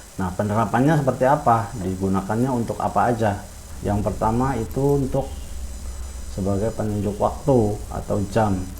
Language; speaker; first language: Indonesian; native; Indonesian